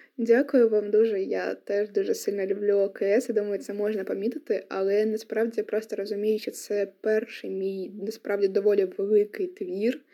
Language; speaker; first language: Ukrainian; non-native, local second language; Russian